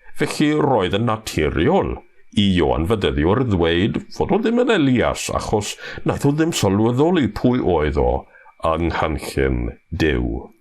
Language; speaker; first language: Welsh; non-native, fluent; English